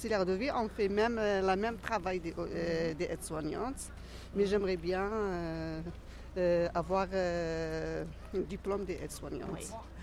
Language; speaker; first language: French; non-native, learner; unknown